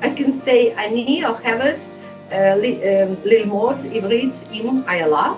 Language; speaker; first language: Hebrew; non-native, learner; English